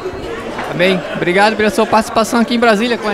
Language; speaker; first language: Portuguese; native; Portuguese